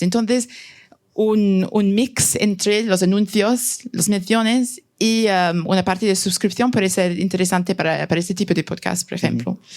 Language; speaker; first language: Spanish; non-native, fluent; French